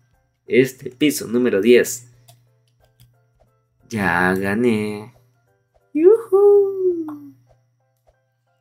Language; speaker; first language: Spanish; native; Spanish